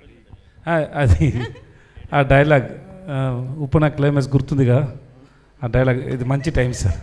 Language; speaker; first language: Telugu; non-native, local second language; Tamil